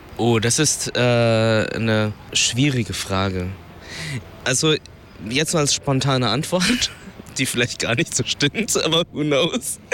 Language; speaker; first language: German; early bilingual, other home language; Vietnamese